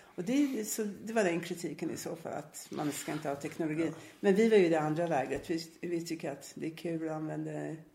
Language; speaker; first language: Swedish; native; Swedish